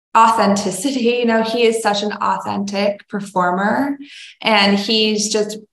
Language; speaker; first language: English; native; English